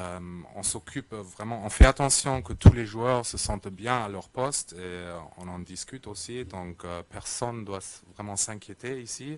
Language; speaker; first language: French; native; French